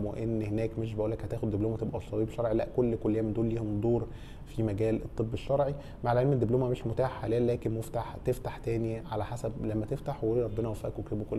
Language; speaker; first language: Arabic; native; Arabic